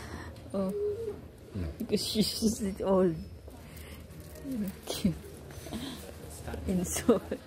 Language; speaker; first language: English; non-native, learner; Filipino